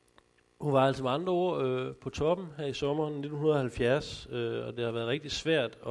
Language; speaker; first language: Danish; native; Danish